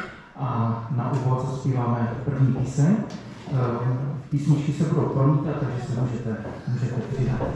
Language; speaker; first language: Czech; native; Czech